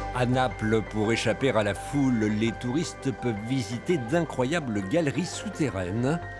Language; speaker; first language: French; native; French